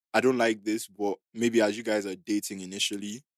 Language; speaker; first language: English; non-native, local second language; Igbo